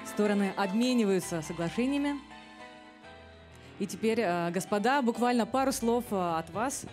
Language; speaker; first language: Russian; native; Russian